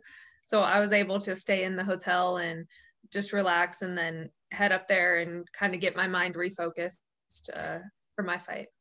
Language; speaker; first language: English; native; English